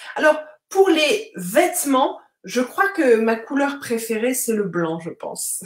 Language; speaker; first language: French; native; French